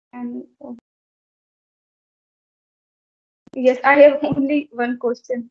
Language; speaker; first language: English; non-native, learner; Hindi